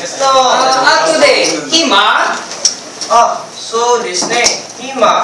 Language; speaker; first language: Japanese; non-native, learner; Filipino